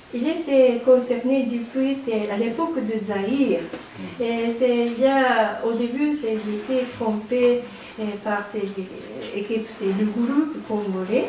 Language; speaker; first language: French; non-native, learner; Japanese